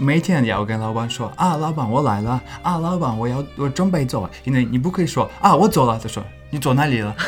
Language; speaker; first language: Chinese; non-native, learner; English